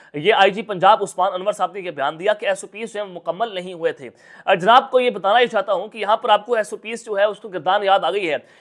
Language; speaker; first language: Urdu; non-native, local second language; Punjabi